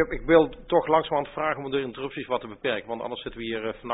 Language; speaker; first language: Dutch; native; Dutch